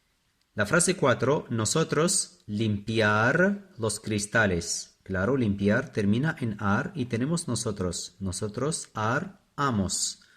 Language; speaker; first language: Spanish; non-native, fluent; Arabic